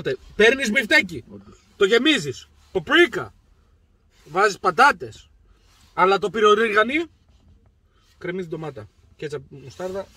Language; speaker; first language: Greek; native; Greek